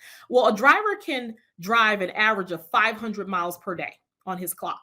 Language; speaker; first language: English; native; English